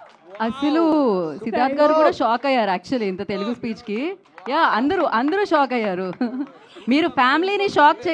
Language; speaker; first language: Telugu; native; Telugu